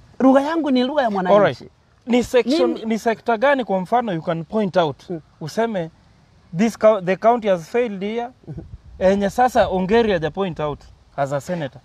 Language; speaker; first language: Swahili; non-native, local second language; Gusii